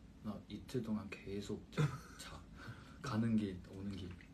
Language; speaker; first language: Korean; non-native, fluent; Chinese